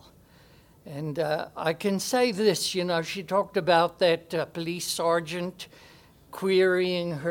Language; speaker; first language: English; native; English